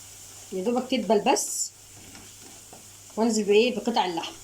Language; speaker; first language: Arabic; native; Arabic